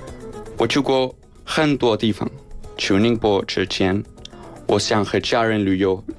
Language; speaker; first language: Chinese; non-native, learner; Spanish